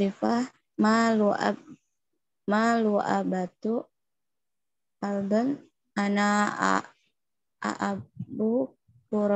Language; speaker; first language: Arabic; non-native, learner; Indonesian